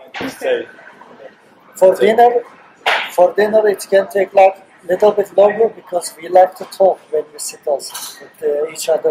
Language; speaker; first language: English; non-native, learner; Turkish